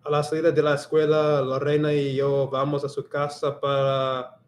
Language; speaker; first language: Spanish; non-native, learner; English